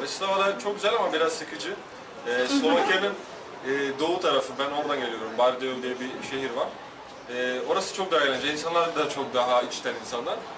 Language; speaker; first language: Turkish; non-native, fluent; Slovak